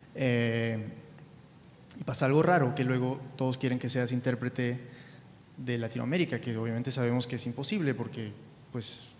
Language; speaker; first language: Spanish; early bilingual, heritage; Spanish